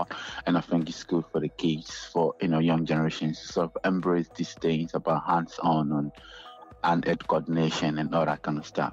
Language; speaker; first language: English; non-native, local second language; Ga